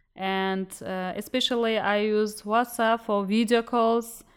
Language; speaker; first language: English; non-native, fluent; Uzbek